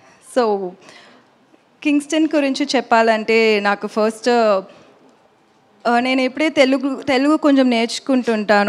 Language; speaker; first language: Telugu; non-native, local second language; Tamil